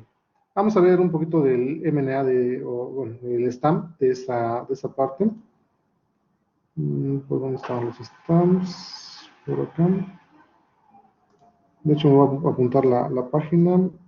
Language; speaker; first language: Spanish; native; Spanish